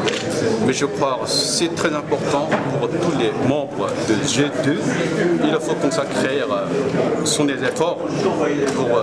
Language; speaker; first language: French; non-native, fluent; Chinese